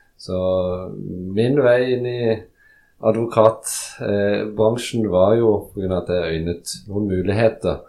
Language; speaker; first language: Norwegian; early bilingual, other home language; Polish